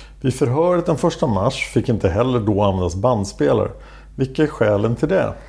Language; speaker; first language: Swedish; native; Swedish